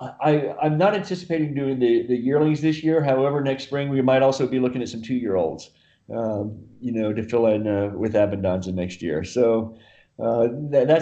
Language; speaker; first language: English; native; English